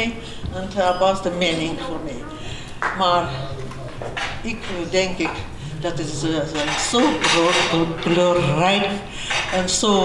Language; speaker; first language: Dutch; non-native, fluent; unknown